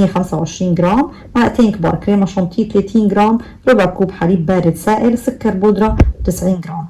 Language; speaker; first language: Arabic; native; Arabic